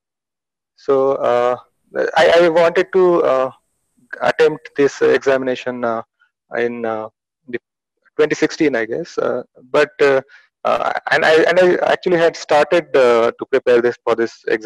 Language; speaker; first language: English; non-native, local second language; Marathi